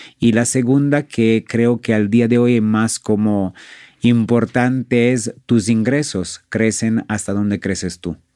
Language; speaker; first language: Spanish; non-native, fluent; Italian